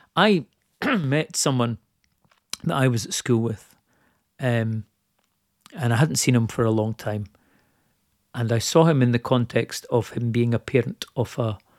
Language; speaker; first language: English; native; English